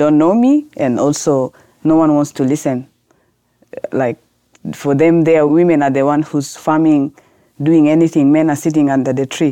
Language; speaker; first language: English; non-native, fluent; Arabic